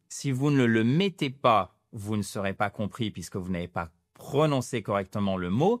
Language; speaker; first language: French; native; French